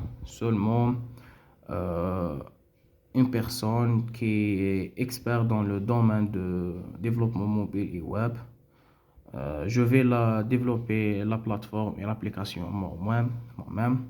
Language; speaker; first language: French; non-native, local second language; Arabic